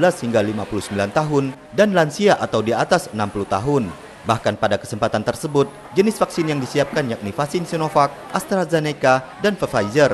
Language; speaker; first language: Indonesian; native; Indonesian